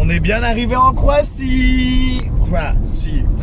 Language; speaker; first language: French; native; French